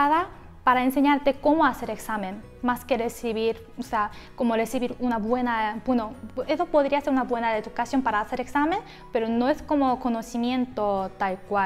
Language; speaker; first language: Spanish; non-native, fluent; Korean